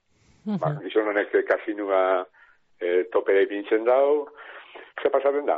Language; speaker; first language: Basque; native; Basque